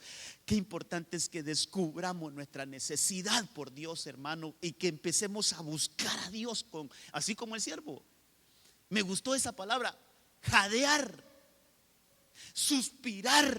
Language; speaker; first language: Spanish; native; Spanish